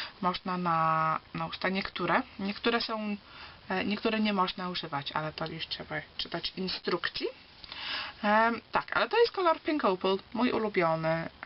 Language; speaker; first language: Polish; early bilingual, heritage; Polish